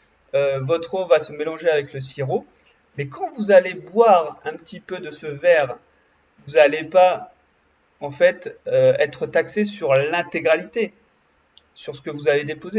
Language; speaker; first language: French; native; French